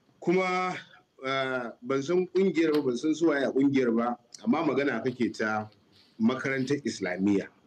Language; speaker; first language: Hausa; native; Hausa